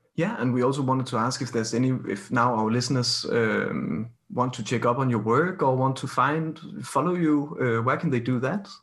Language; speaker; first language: English; non-native, fluent; Danish